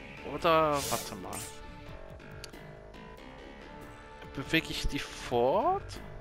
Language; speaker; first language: German; native; German